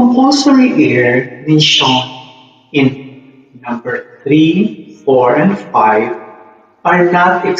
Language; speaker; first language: English; non-native, local second language; Filipino